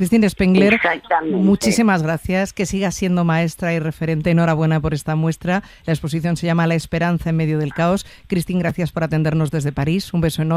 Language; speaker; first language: Spanish; native; Spanish